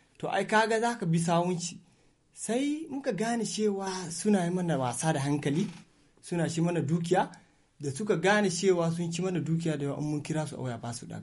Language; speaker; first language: Hausa; non-native, local second language; Fula